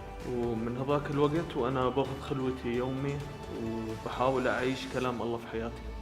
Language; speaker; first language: Arabic; native; Arabic